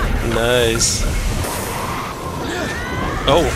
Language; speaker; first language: English; non-native, fluent; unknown